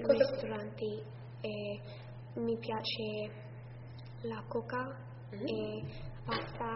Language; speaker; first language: Italian; non-native, learner; English